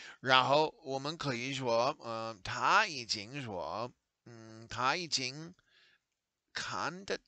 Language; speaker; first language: Chinese; non-native, learner; English